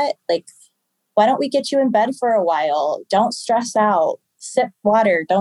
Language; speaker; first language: English; native; English